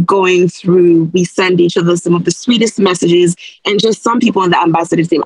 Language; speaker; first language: English; non-native, local second language; Yoruba